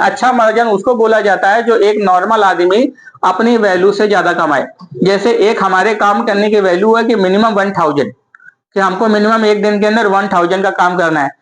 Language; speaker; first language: Hindi; native; Hindi